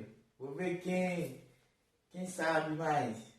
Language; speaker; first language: Portuguese; non-native, fluent; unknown